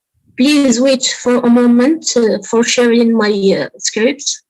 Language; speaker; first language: English; non-native, learner; Arabic